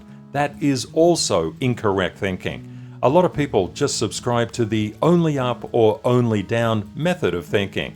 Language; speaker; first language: English; native; English